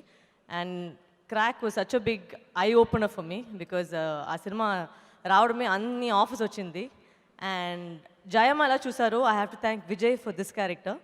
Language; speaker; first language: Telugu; non-native, local second language; Tamil